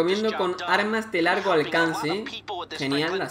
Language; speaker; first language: Spanish; native; Spanish